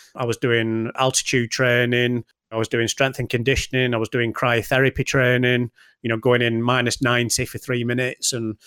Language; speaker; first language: English; native; English